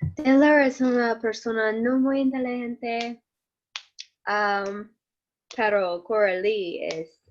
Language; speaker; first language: Spanish; non-native, learner; English